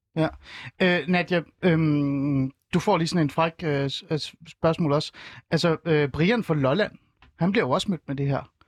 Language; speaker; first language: Danish; early bilingual, other home language; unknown